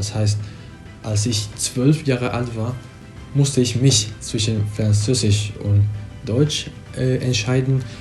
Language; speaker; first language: German; non-native, fluent; Spanish